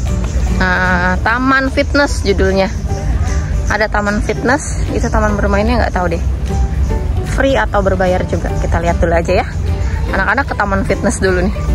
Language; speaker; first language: Indonesian; native; Indonesian